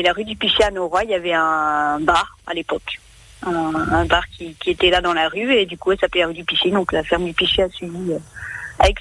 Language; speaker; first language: French; native; French